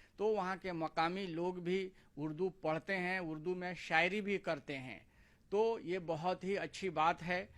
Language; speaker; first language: Urdu; native; Urdu